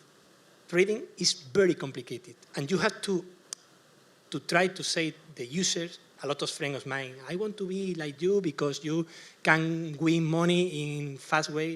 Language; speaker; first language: English; non-native, learner; Spanish